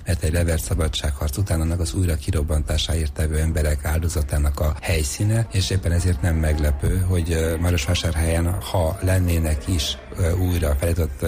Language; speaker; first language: Hungarian; native; Hungarian